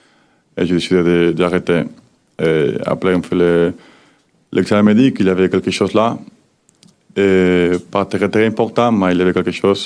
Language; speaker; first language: French; non-native, learner; Spanish